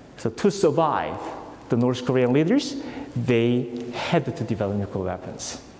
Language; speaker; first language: English; non-native, fluent; Korean